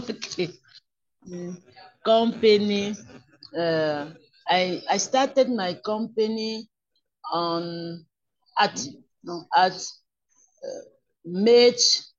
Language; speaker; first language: English; non-native, learner; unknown